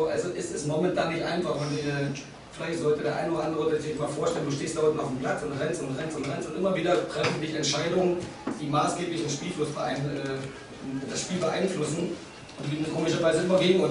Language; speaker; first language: German; native; German